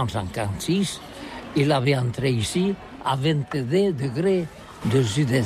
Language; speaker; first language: French; non-native, learner; Catalan